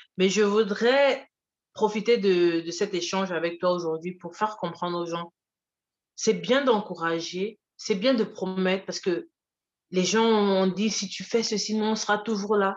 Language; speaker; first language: French; early bilingual, other home language; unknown